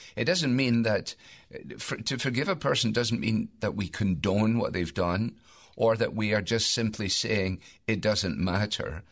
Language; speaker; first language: English; native; English